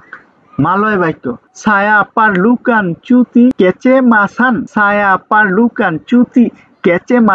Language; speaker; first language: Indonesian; non-native, fluent; Bangla